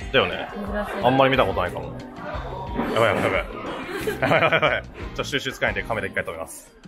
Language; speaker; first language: Japanese; native; Japanese